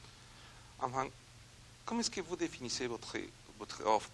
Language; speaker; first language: French; non-native, learner; Spanish